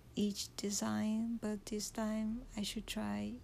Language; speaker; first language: English; non-native, learner; Japanese